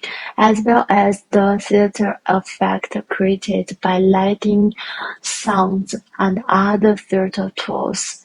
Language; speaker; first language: English; non-native, learner; Chinese